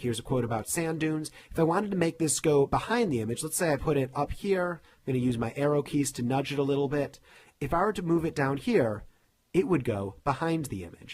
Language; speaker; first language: English; native; English